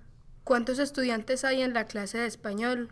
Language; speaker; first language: Spanish; non-native, learner; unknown